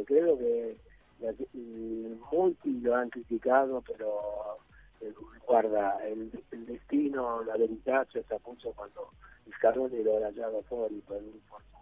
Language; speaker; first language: Italian; non-native, fluent; Spanish